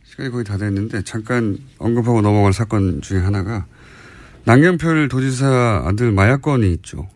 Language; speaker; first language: Korean; native; Korean